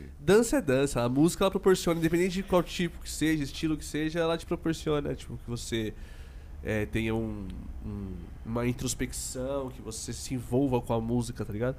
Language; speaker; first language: Portuguese; native; Portuguese